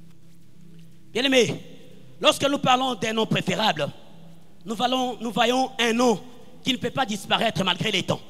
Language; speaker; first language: French; non-native, local second language; Lingala